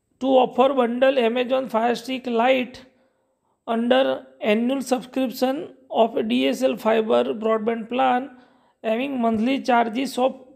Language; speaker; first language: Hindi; non-native, local second language; Gujarati